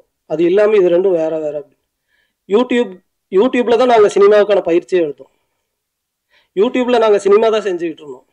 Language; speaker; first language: Tamil; native; Tamil